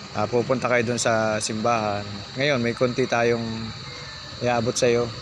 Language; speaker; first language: Filipino; native; Filipino